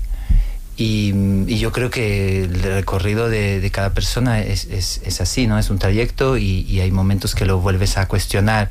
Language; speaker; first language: Spanish; non-native, fluent; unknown